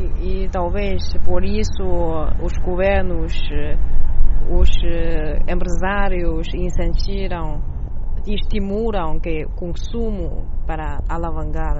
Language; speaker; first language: Portuguese; non-native, learner; Chinese